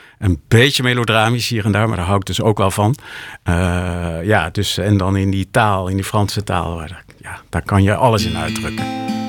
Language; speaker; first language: Dutch; native; Dutch